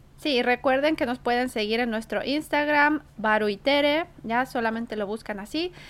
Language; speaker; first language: Spanish; native; Spanish